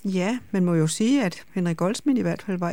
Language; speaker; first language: Danish; native; Danish